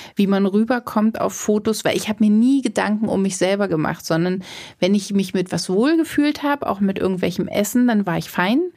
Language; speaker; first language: German; native; German